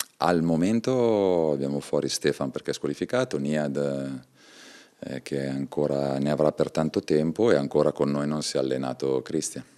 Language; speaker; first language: Italian; native; Italian